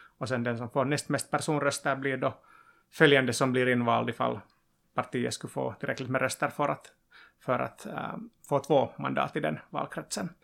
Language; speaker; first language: Swedish; non-native, local second language; Finnish